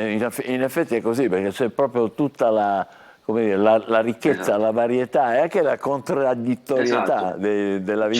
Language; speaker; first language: Italian; native; Italian